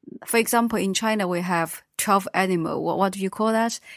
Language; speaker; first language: English; non-native, fluent; Chinese